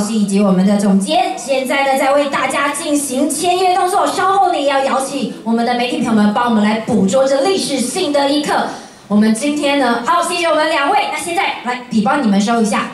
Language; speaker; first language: Chinese; native; Chinese